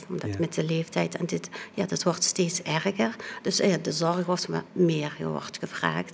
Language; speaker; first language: Dutch; non-native, fluent; Arabic